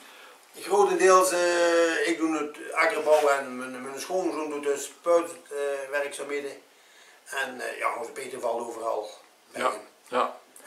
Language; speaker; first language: Dutch; native; Dutch